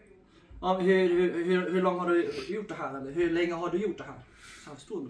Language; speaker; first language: Swedish; non-native, learner; Persian